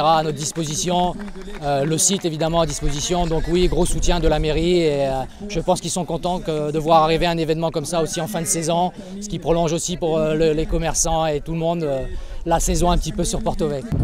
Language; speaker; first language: French; native; French